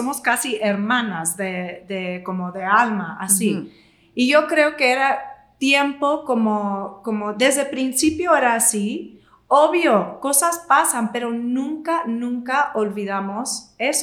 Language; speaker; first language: Spanish; non-native, fluent; English